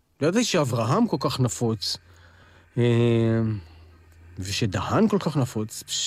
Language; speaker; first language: Hebrew; native; Hebrew